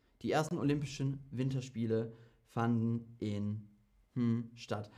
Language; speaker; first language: German; non-native, fluent; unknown